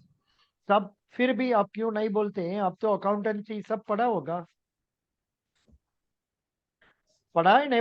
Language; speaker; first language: Hindi; non-native, local second language; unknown